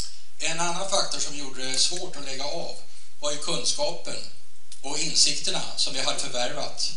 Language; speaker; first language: Swedish; native; Swedish